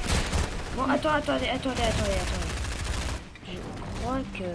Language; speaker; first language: French; native; French